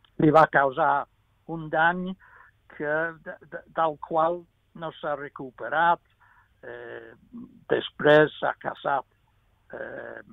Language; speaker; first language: Catalan; non-native, fluent; English